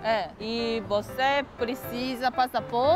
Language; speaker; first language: Portuguese; non-native, learner; Korean